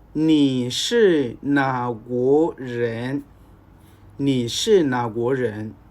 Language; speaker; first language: Chinese; non-native, learner; Bambara